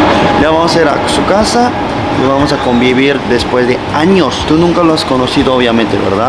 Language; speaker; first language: Spanish; non-native, fluent; Korean